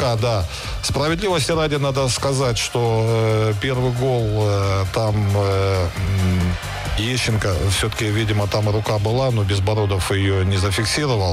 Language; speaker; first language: Russian; native; Russian